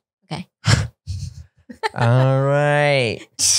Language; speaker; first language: Chinese; non-native, learner; English